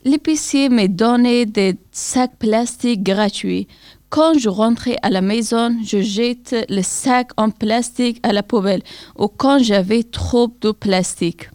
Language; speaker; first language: French; non-native, learner; Persian